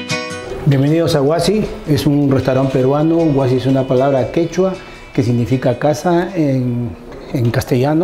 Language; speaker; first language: Spanish; native; Spanish